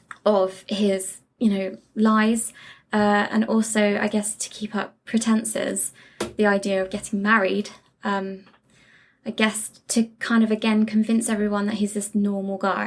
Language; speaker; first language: English; native; English